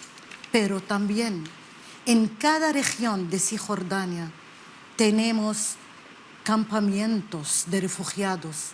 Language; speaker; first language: Spanish; non-native, learner; Arabic